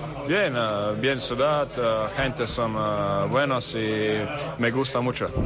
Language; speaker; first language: Spanish; non-native, learner; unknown